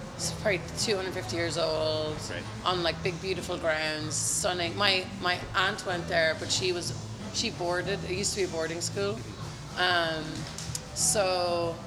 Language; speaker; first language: English; native; English